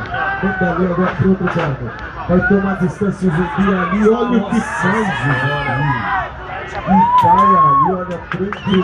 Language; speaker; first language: Portuguese; native; Portuguese